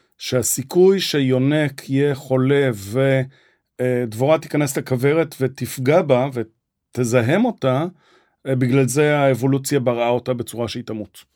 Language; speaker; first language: Hebrew; native; Hebrew